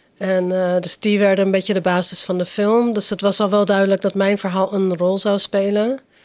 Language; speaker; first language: Dutch; early bilingual, other home language; Persian